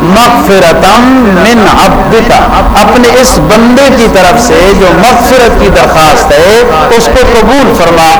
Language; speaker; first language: Urdu; native; Urdu